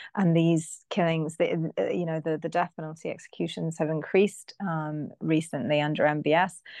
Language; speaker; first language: English; native; English